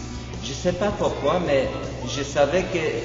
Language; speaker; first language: French; non-native, fluent; Polish